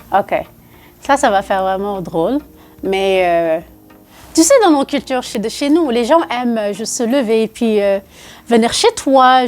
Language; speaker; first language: French; non-native, local second language; Wolof